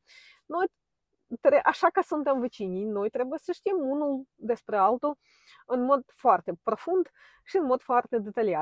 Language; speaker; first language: Romanian; non-native, fluent; Ukrainian